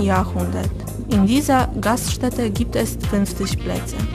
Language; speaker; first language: German; non-native, fluent; Polish